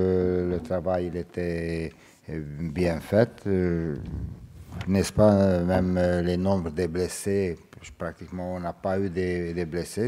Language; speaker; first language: French; non-native, fluent; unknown